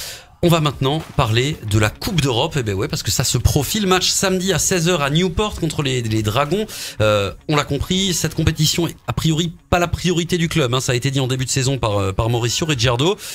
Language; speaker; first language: French; native; French